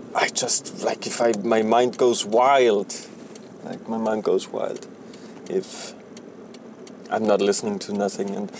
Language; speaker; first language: English; non-native, fluent; German